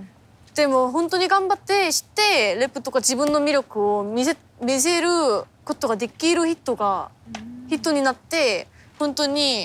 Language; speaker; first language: Japanese; non-native, fluent; Korean